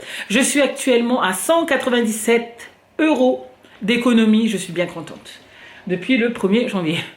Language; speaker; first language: French; native; French